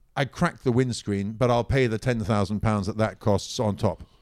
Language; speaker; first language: English; non-native, fluent; Italian